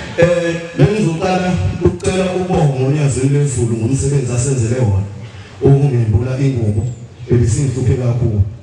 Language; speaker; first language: Zulu; native; Zulu